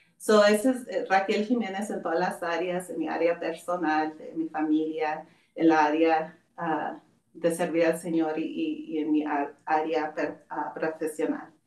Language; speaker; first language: Spanish; early bilingual, heritage; Spanish